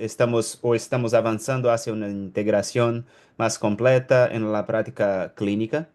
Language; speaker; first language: Spanish; non-native, learner; Portuguese